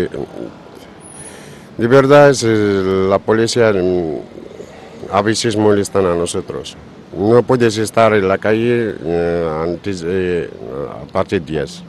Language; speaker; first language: Spanish; non-native, learner; Arabic